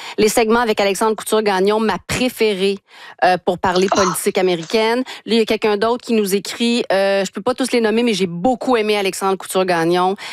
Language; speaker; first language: French; native; French